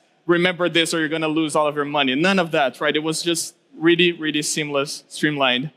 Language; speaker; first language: English; non-native, local second language; Portuguese